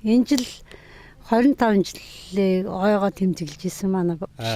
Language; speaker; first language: Mongolian; non-native, local second language; Kazakh